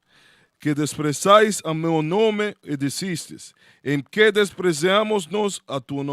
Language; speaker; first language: Portuguese; non-native, learner; Spanish